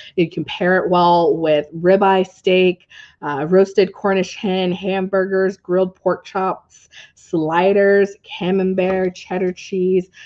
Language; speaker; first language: English; native; English